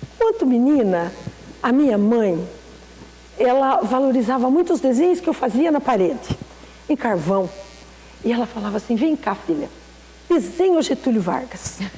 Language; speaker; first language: Portuguese; native; Portuguese